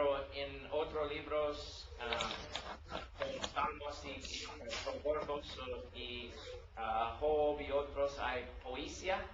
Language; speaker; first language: Spanish; non-native, learner; English